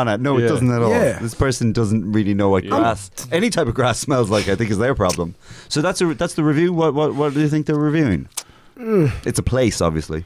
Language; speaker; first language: English; native; English